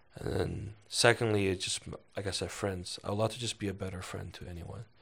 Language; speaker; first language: English; early bilingual, other home language; Chinese